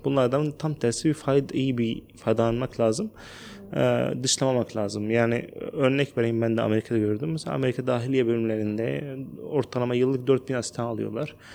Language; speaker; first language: Turkish; non-native, fluent; Arabic